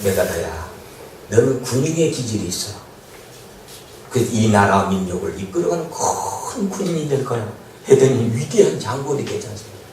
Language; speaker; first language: Korean; native; Korean